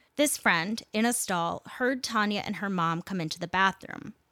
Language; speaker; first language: English; native; English